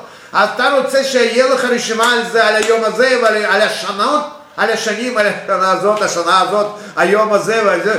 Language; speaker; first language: Hebrew; non-native, fluent; Russian